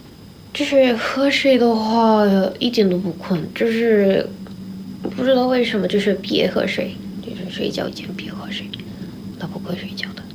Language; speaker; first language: Chinese; non-native, learner; Korean